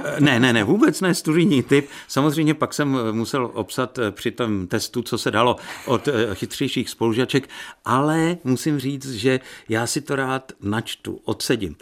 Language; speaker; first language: Czech; native; Czech